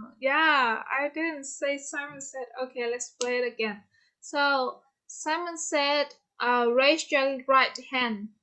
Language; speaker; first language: English; non-native, fluent; Vietnamese